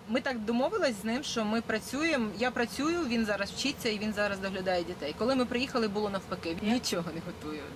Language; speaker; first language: Ukrainian; native; Ukrainian